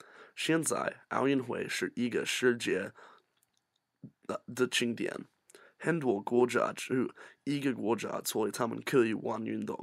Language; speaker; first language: Chinese; non-native, learner; English